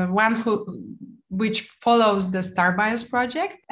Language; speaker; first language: English; non-native, fluent; Polish